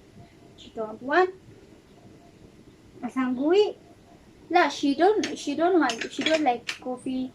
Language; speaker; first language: English; non-native, learner; Amharic